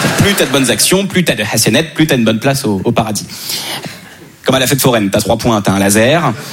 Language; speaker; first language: French; native; French